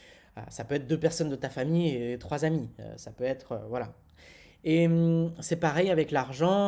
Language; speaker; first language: French; native; French